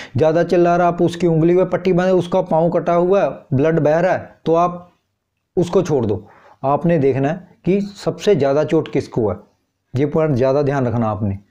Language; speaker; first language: Hindi; non-native, local second language; Punjabi